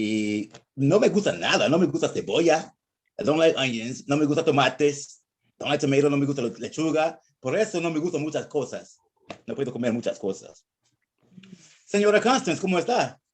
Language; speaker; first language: Spanish; non-native, learner; English